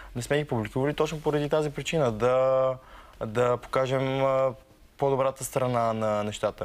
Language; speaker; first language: Bulgarian; early bilingual, other home language; Arabic